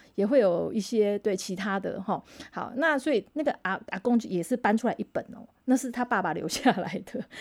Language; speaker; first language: Chinese; non-native, local second language; Min Nan Chinese